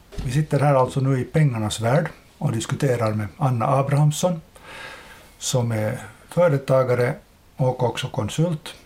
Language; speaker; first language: Swedish; native; Swedish